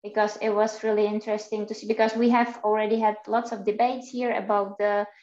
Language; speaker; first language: English; non-native, fluent; Czech